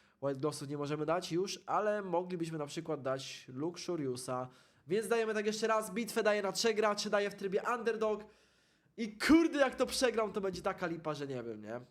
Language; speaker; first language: Polish; native; Polish